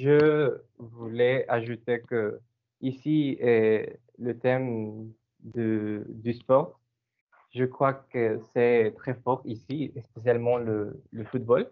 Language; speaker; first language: French; non-native, learner; Spanish